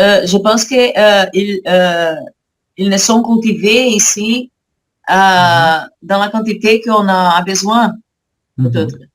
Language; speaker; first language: French; non-native, learner; Portuguese